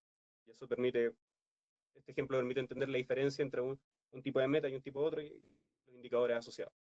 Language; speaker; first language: Spanish; native; Spanish